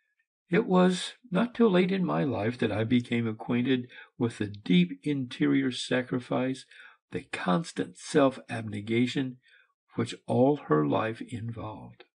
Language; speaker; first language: English; native; English